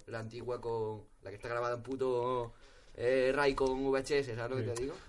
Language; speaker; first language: Spanish; native; Spanish